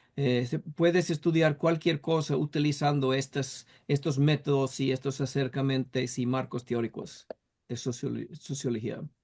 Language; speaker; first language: Spanish; non-native, fluent; English